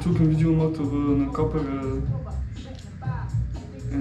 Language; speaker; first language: Dutch; non-native, fluent; French